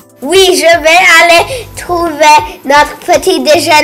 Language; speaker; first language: French; non-native, learner; English